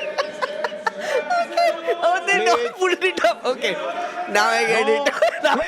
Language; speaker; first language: English; non-native, local second language; Hindi